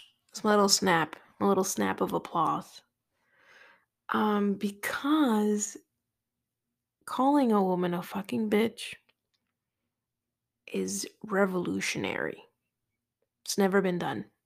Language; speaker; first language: English; early bilingual, other home language; Spanish